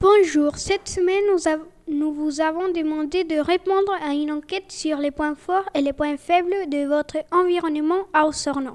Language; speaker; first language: French; non-native, learner; Spanish